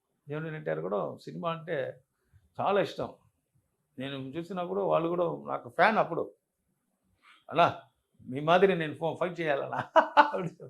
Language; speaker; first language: Telugu; non-native, learner; Tamil